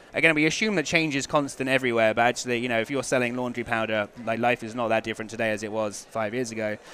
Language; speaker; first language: English; native; English